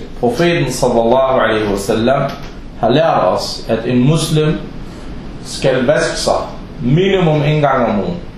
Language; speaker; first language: Danish; non-native, fluent; Arabic